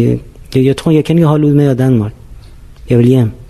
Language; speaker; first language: Danish; non-native, fluent; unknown